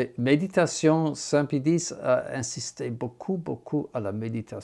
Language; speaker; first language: French; non-native, fluent; English